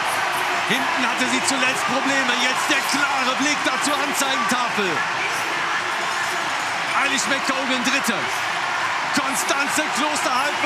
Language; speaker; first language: German; native; German